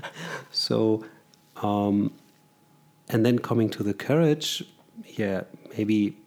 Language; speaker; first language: English; non-native, fluent; German